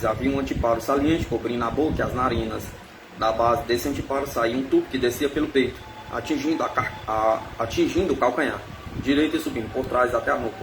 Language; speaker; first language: Portuguese; native; Portuguese